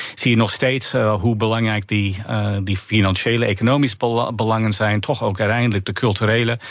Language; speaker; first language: Dutch; non-native, fluent; English